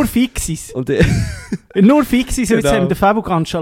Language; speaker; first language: German; native; German